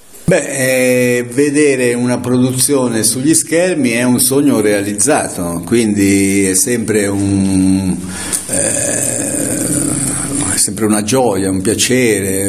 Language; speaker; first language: Italian; native; Italian